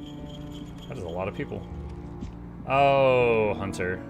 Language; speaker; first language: English; native; English